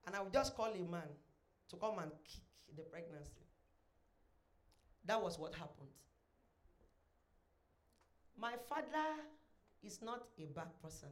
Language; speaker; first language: English; non-native, local second language; Yoruba